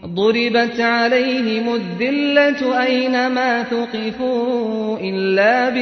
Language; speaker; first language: Arabic; native; Arabic